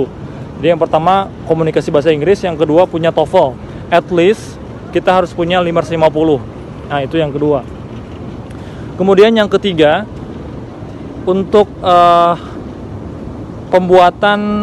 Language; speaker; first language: Indonesian; non-native, local second language; Sundanese